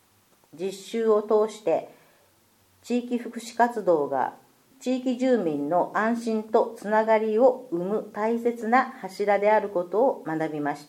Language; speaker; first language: Japanese; native; Japanese